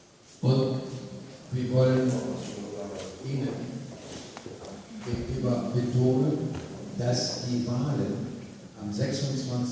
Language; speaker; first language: German; non-native, fluent; Arabic